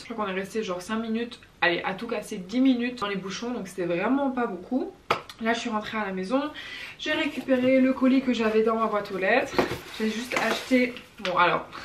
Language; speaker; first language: French; native; French